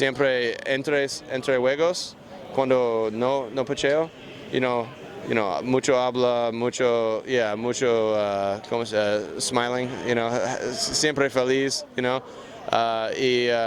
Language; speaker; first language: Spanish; non-native, learner; English